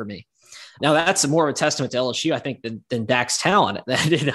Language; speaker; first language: English; native; English